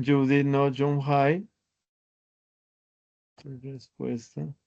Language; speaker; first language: English; non-native, learner; Spanish